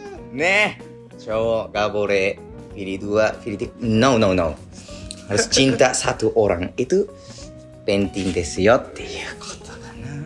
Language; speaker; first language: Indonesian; non-native, learner; Japanese